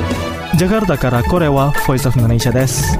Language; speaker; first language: Japanese; non-native, fluent; Indonesian